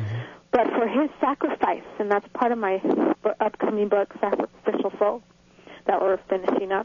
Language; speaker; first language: English; native; English